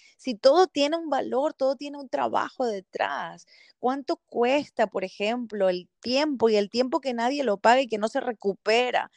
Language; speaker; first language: Spanish; native; Spanish